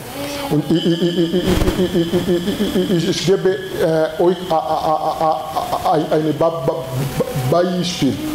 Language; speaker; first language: German; non-native, learner; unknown